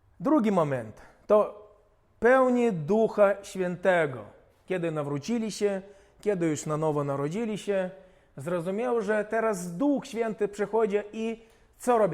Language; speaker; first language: Polish; non-native, fluent; Ukrainian